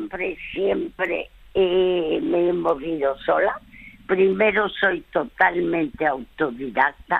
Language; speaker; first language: Spanish; non-native, fluent; French